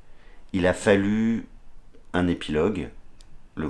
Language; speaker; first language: French; native; French